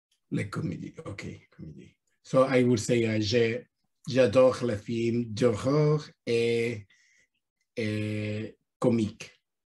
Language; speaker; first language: French; non-native, learner; Spanish